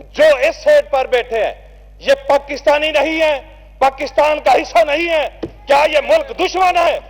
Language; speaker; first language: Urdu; non-native, local second language; Saraiki